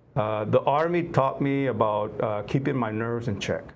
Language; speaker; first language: English; native; English